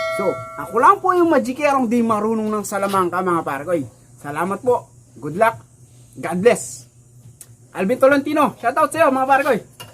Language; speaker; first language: Filipino; non-native, local second language; Pampanga